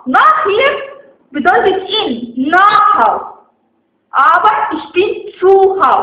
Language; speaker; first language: German; non-native, fluent; Arabic